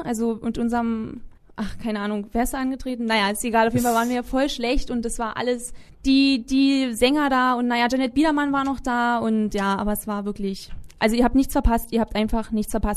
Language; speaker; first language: German; native; German